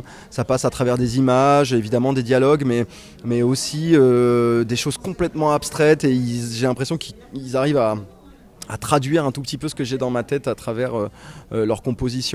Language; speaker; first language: French; native; French